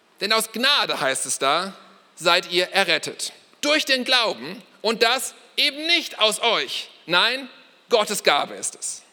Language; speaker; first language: German; native; German